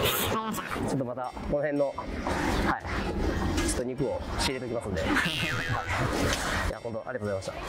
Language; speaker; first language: Japanese; native; Japanese